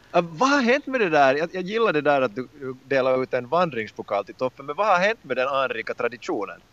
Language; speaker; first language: Swedish; native; Swedish